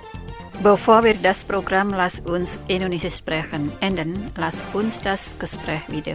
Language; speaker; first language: German; non-native, fluent; Indonesian